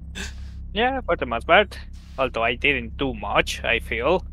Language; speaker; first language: English; native; English